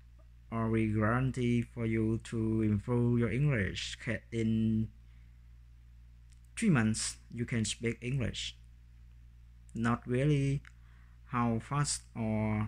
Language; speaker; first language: English; non-native, learner; Vietnamese